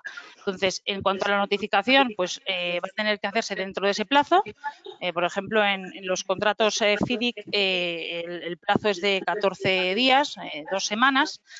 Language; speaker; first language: Spanish; native; Spanish